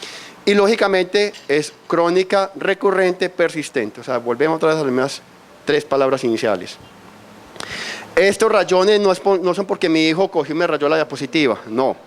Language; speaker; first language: Spanish; native; Spanish